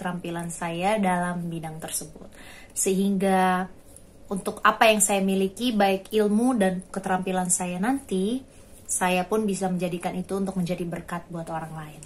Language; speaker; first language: Indonesian; native; Indonesian